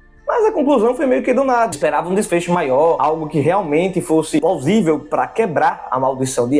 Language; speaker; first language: Portuguese; native; Portuguese